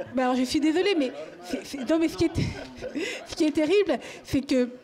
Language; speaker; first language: French; native; French